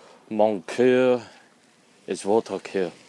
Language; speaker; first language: French; non-native, learner; English